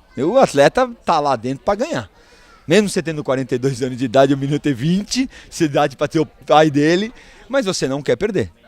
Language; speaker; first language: Portuguese; early bilingual, other home language; Spanish